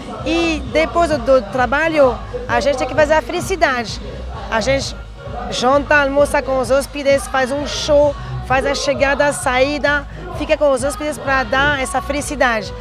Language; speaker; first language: Portuguese; non-native, fluent; French